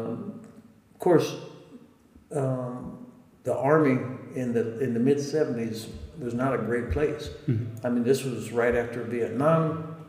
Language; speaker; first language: English; native; English